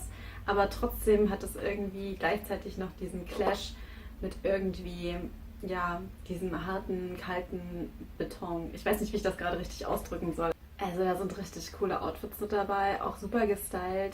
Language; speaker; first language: German; native; German